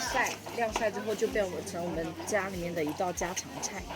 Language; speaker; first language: Chinese; native; Chinese